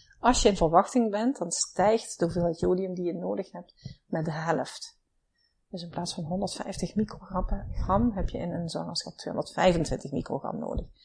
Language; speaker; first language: Dutch; native; Dutch